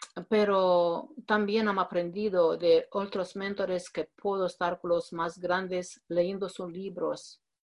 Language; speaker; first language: Spanish; non-native, fluent; Romanian